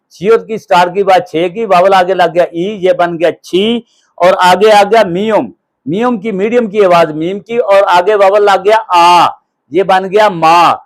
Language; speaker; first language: Urdu; native; Urdu